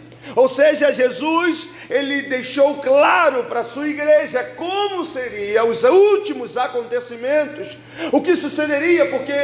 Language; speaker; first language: Portuguese; native; Portuguese